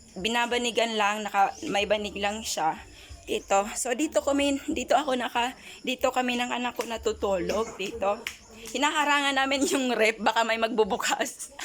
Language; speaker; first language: Filipino; non-native, local second language; Cebuano